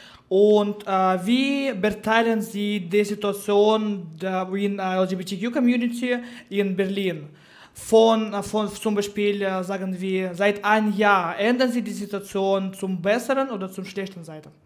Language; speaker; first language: German; non-native, learner; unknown